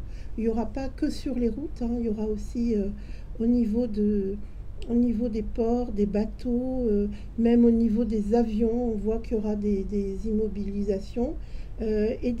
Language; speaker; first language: French; native; French